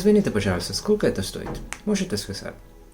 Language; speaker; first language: Russian; non-native, learner; Hindi